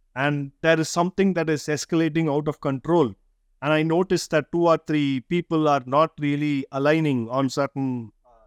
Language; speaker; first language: English; non-native, local second language; Tamil